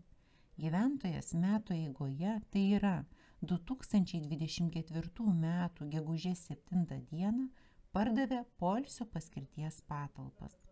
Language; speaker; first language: Lithuanian; native; Lithuanian